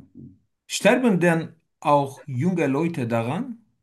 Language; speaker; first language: German; non-native, learner; Turkish